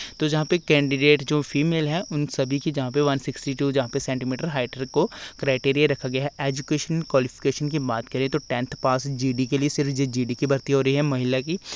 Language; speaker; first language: Hindi; non-native, local second language; Punjabi